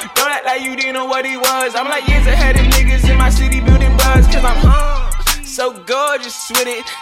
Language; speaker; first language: English; native; English